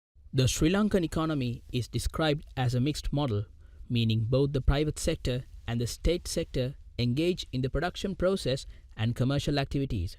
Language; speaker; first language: English; non-native, local second language; Sinhala